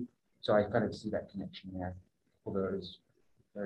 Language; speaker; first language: English; native; English